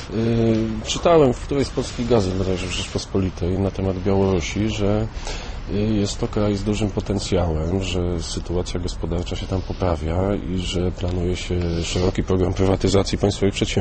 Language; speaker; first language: Polish; native; Polish